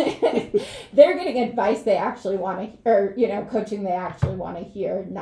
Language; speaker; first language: English; native; English